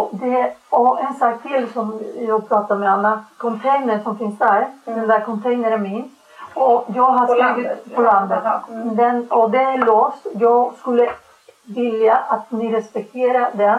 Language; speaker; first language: Swedish; non-native, fluent; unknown